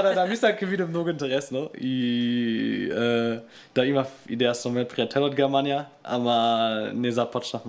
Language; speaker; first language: Macedonian; non-native, learner; German